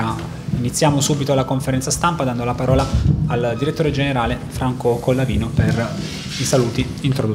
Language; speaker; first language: Italian; native; Italian